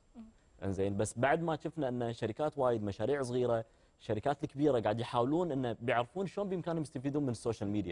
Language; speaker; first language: Arabic; native; Arabic